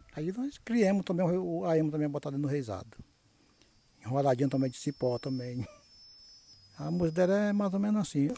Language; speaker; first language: Portuguese; native; Portuguese